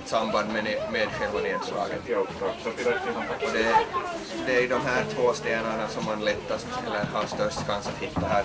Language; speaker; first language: Swedish; native; Swedish